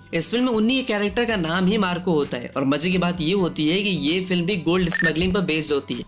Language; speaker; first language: Hindi; native; Hindi